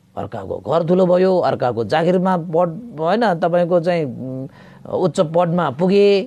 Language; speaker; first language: Nepali; native; Nepali